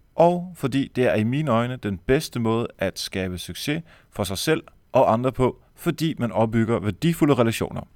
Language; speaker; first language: Danish; native; Danish